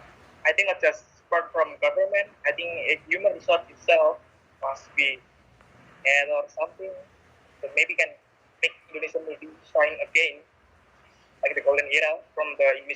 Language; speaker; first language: English; non-native, learner; Indonesian